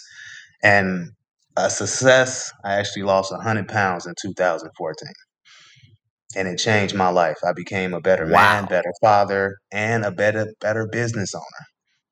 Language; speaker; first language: English; native; English